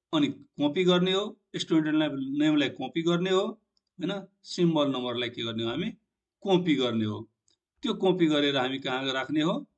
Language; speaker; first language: Nepali; non-native, local second language; Maithili